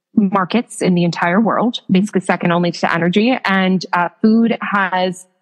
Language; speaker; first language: English; native; English